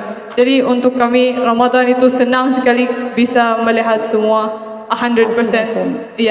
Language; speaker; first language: Indonesian; non-native, fluent; Maranao